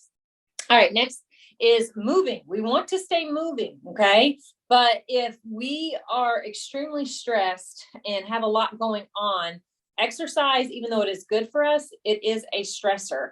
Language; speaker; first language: English; native; English